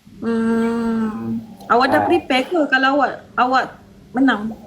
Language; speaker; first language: Malay; native; Malay